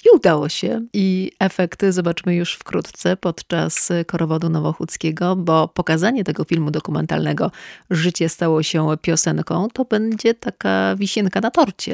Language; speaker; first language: Polish; native; Polish